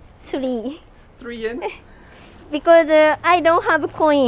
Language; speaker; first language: English; non-native, learner; Japanese